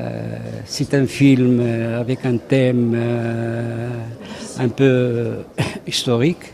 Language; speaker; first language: French; non-native, local second language; Arabic